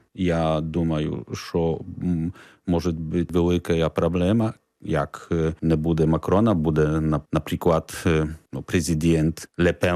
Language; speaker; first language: Ukrainian; non-native, learner; Polish